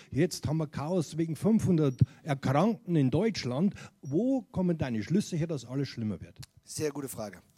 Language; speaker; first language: German; non-native, fluent; French